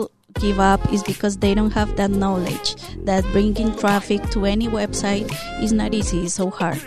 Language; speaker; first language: English; non-native, fluent; Spanish